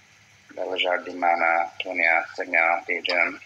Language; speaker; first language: Indonesian; non-native, learner; English